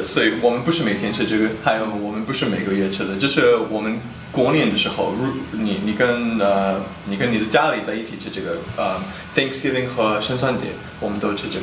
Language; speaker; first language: Chinese; non-native, fluent; English